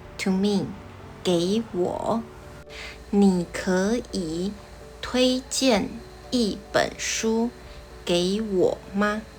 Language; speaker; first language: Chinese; native; Chinese